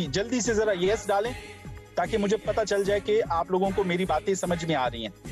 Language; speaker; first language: Urdu; non-native, local second language; Pashto